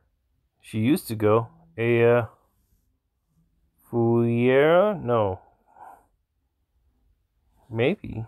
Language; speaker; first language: Spanish; non-native, learner; English